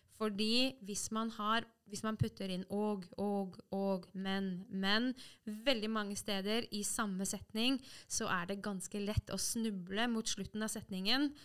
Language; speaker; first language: Norwegian; native; Norwegian